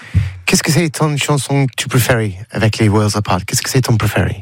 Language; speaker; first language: French; non-native, learner; English